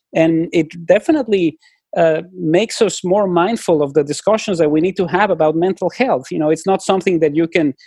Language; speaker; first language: English; non-native, fluent; Spanish